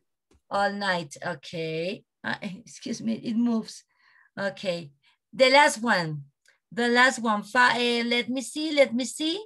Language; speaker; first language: English; non-native, learner; Spanish